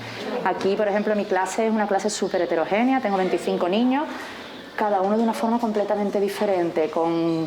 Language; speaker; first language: Spanish; native; Spanish